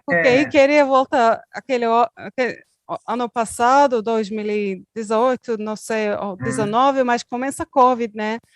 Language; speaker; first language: Portuguese; non-native, learner; Turkish